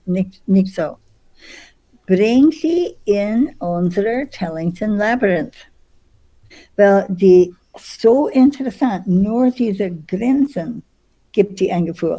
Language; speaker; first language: German; non-native, fluent; English